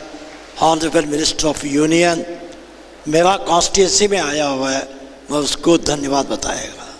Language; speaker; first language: Hindi; non-native, local second language; Kannada